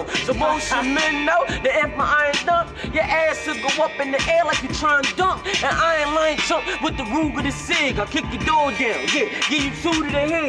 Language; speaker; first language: English; native; English